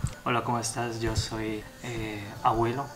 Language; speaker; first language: Spanish; non-native, fluent; Korean